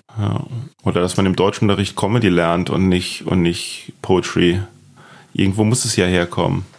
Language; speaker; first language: German; native; German